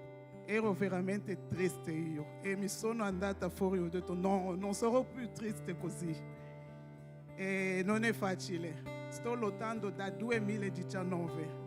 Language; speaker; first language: Italian; non-native, fluent; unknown